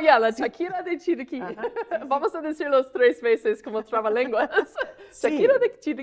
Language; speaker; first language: Spanish; non-native, fluent; English